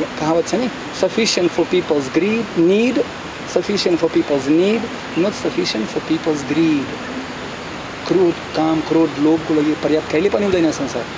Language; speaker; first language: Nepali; non-native, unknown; Russian